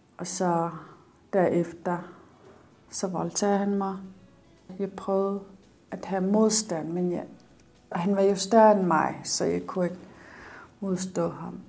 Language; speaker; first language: Danish; non-native, local second language; Kalaallisut